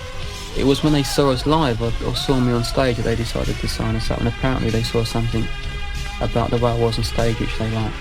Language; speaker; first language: English; native; English